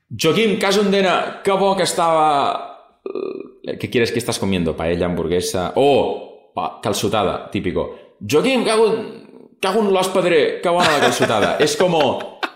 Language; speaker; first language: Spanish; non-native, local second language; Catalan